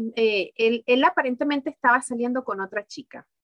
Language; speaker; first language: Spanish; native; Spanish